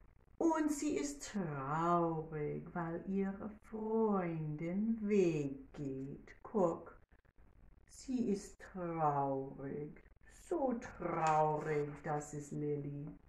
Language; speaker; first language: German; non-native, learner; English